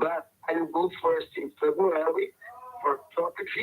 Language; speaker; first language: English; non-native, learner; Portuguese